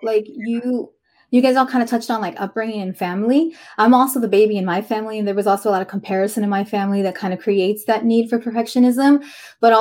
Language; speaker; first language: English; native; English